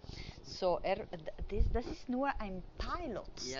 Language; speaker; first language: German; non-native, fluent; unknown